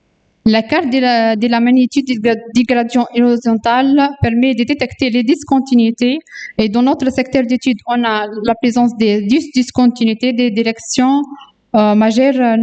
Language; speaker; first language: French; non-native, local second language; Arabic